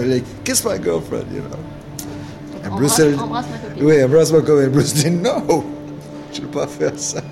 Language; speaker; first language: French; non-native, learner; English